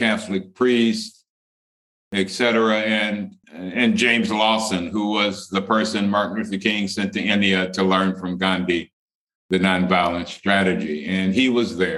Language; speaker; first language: English; native; English